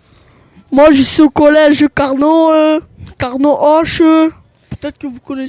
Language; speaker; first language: French; early bilingual, other home language; Albanian